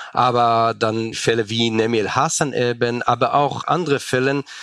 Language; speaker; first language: German; non-native, fluent; Hebrew